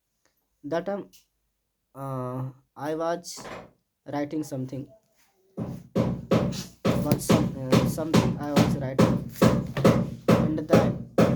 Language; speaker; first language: English; non-native, learner; Hindi